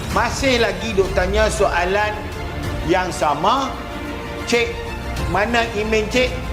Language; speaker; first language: Malay; native; Malay